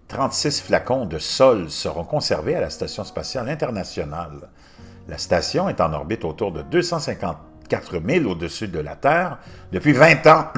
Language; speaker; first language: French; native; French